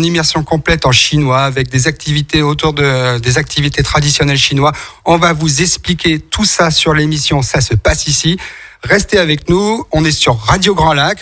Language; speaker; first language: French; native; French